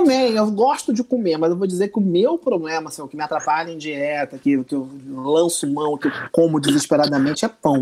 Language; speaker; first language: Portuguese; native; Portuguese